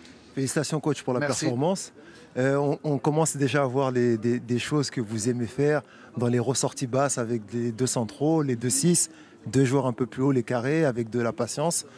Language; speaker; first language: French; native; French